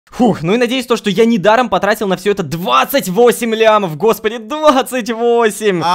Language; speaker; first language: Russian; native; Russian